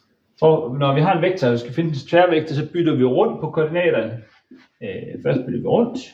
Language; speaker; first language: Danish; native; Danish